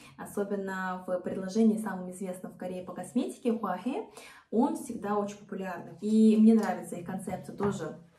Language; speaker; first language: Russian; non-native, fluent; Korean